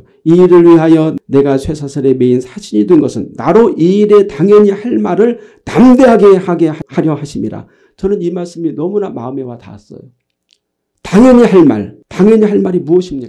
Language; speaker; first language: Korean; native; Korean